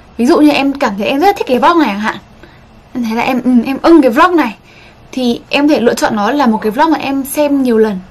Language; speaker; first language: Vietnamese; native; Vietnamese